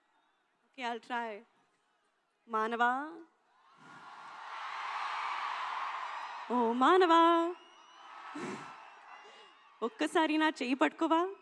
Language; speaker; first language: Telugu; non-native, learner; Hindi